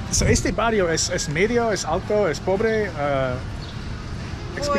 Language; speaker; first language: Spanish; non-native, learner; English